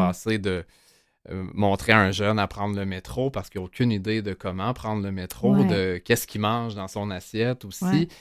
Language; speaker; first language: French; native; French